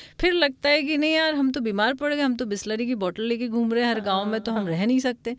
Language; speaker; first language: Hindi; non-native, local second language; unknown